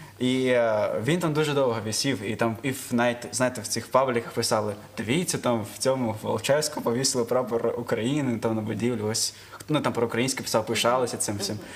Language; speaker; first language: Ukrainian; non-native, local second language; Russian